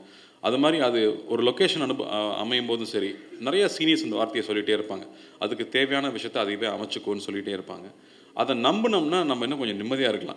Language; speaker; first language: Tamil; native; Tamil